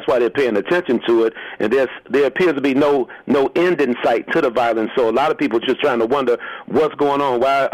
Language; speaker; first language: English; native; English